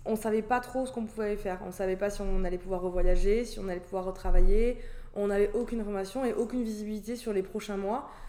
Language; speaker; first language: French; native; French